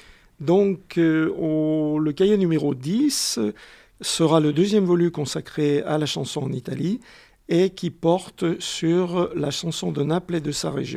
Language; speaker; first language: French; native; French